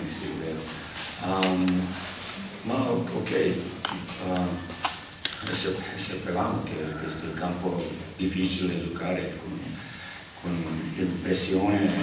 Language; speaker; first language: Italian; non-native, learner; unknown